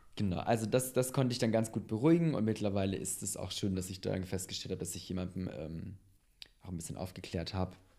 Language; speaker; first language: German; early bilingual, other home language; Bosnian